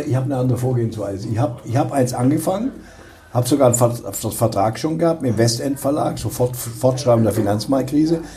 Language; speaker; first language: German; native; German